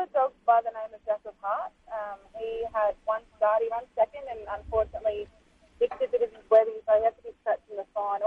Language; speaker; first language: English; native; English